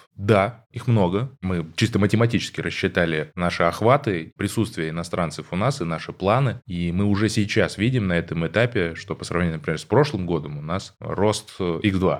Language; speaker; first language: Russian; native; Russian